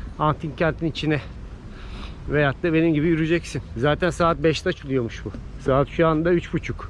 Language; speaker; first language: Turkish; native; Turkish